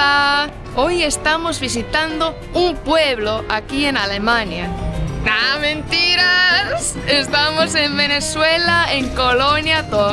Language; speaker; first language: Spanish; non-native, fluent; Estonian